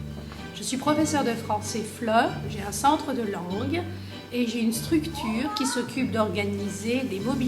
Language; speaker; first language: French; non-native, fluent; Greek